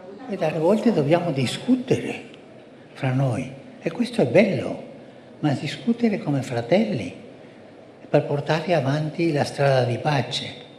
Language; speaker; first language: Italian; non-native, fluent; Spanish